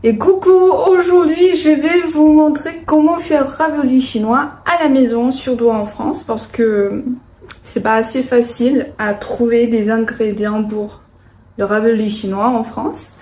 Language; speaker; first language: French; non-native, fluent; Chinese